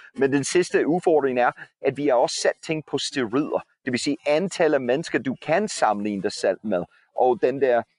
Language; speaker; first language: Danish; non-native, fluent; English